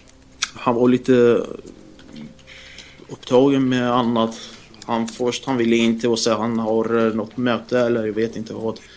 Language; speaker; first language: Swedish; non-native, fluent; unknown